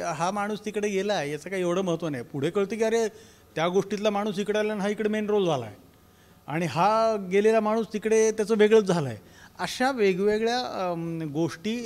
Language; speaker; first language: Marathi; native; Marathi